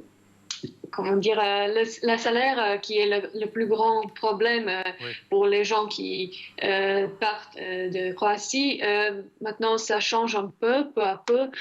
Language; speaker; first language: French; non-native, fluent; Croatian